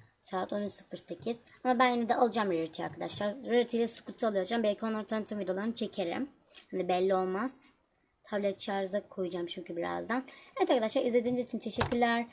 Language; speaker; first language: Turkish; native; Turkish